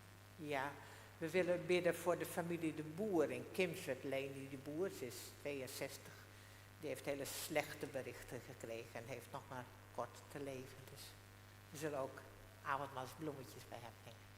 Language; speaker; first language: Dutch; non-native, local second language; Western Frisian